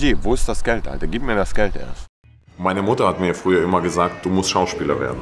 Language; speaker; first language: German; early bilingual, other home language; Russian